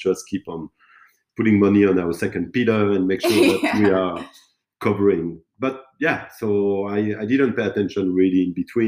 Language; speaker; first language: English; non-native, fluent; French